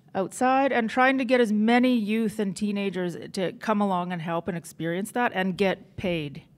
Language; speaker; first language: English; native; English